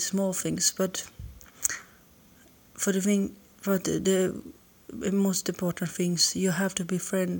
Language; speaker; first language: English; non-native, learner; Swedish